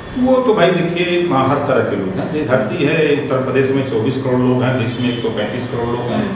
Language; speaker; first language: Hindi; native; Hindi